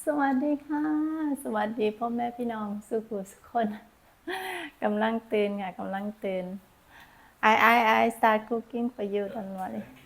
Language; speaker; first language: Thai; non-native, local second language; Northeastern Thai